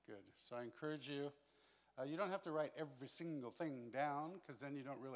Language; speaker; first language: English; native; English